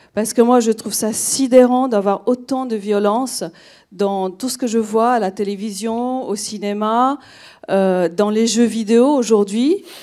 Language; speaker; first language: French; non-native, fluent; Romanian